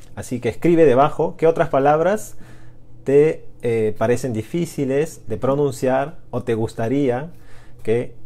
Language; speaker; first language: Spanish; native; Spanish